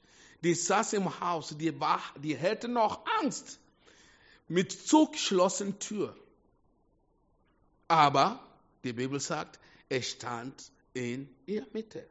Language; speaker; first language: German; non-native, fluent; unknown